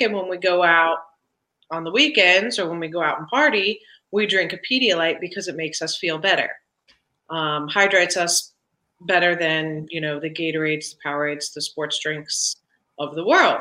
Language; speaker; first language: English; native; English